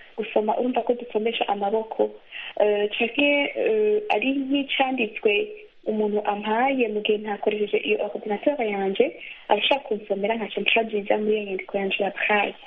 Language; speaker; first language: Rundi; native; Rundi